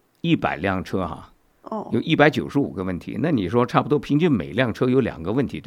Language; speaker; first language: Chinese; native; Chinese